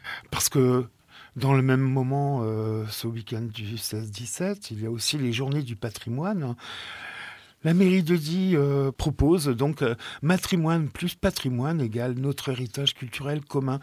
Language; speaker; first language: French; native; French